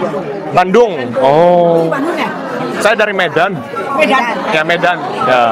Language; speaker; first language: Indonesian; native; Indonesian